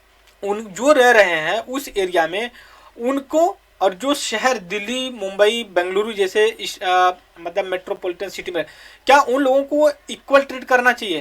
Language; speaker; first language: Hindi; native; Hindi